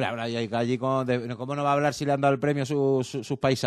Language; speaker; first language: Spanish; native; Spanish